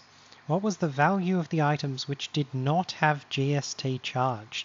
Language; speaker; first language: English; native; English